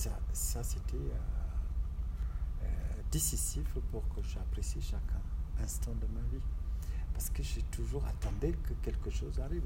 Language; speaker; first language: French; non-native, fluent; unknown